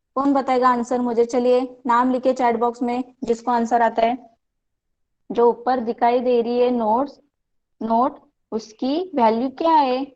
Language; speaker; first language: Hindi; non-native, local second language; Marathi